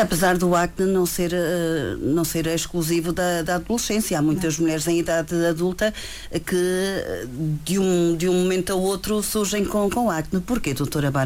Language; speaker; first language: Portuguese; native; Portuguese